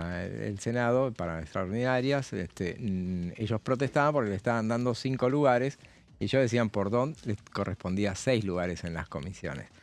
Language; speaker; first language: Spanish; native; Spanish